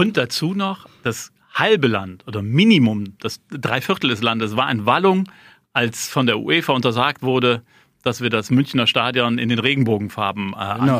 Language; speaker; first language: German; native; German